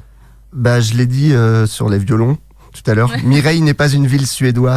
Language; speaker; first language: French; native; French